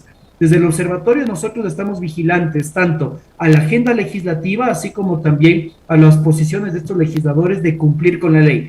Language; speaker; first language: Spanish; native; Spanish